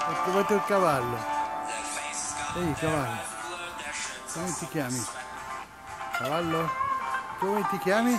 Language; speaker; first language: Italian; native; Italian